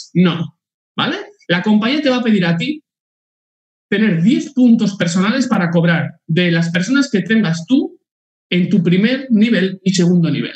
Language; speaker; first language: Spanish; native; Spanish